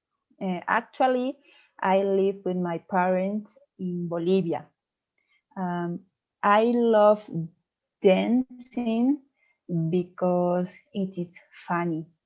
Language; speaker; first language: English; non-native, learner; Spanish